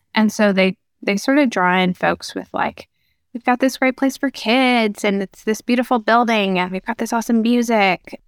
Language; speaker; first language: English; native; English